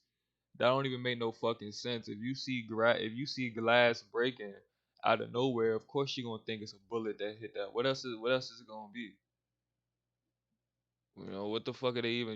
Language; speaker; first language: English; native; English